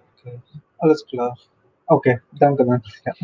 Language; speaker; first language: German; non-native, learner; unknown